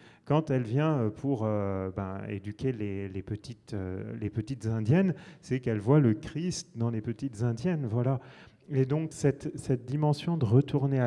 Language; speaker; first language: French; native; French